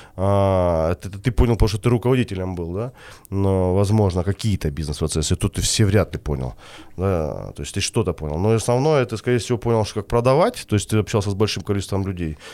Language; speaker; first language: Russian; native; Russian